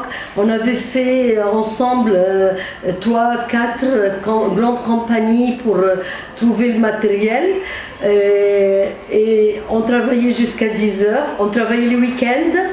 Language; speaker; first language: French; non-native, fluent; Arabic